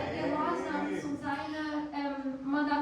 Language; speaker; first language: German; non-native, fluent; Portuguese